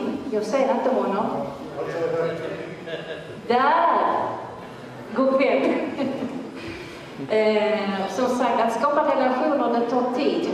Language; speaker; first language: Swedish; non-native, fluent; Italian